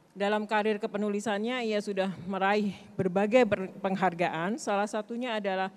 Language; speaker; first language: Indonesian; native; Indonesian